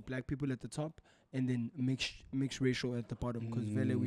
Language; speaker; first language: English; non-native, local second language; Zulu